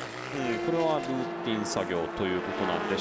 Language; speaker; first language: Japanese; native; Japanese